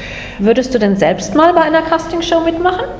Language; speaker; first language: German; non-native, fluent; English